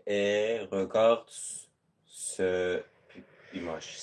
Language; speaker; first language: French; non-native, learner; Azerbaijani